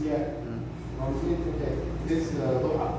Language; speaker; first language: English; non-native, learner; Arabic